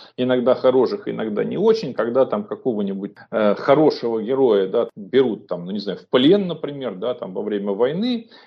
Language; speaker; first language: Russian; native; Russian